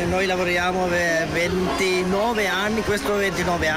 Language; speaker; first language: Italian; non-native, learner; Sinhala